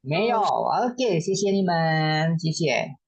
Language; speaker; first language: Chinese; non-native, fluent; Indonesian